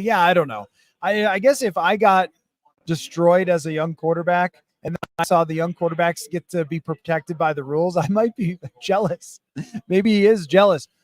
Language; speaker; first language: English; native; English